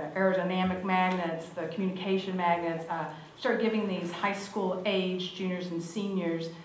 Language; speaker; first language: English; native; English